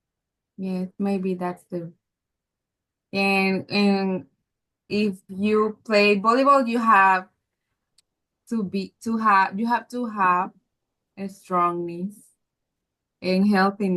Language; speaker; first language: English; non-native, learner; Spanish